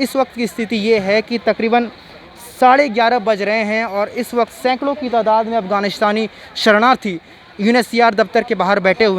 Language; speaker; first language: Hindi; native; Hindi